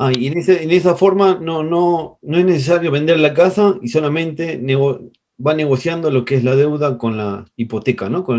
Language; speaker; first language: Spanish; native; Spanish